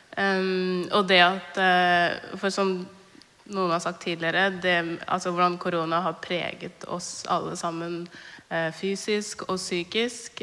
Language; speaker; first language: Norwegian; early bilingual, other home language; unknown